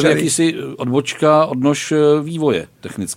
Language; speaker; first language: Czech; native; Czech